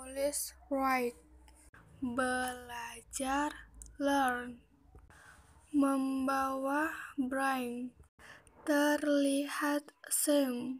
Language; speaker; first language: Indonesian; native; Indonesian